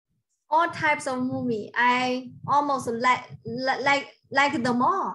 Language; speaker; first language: English; non-native, learner; Chinese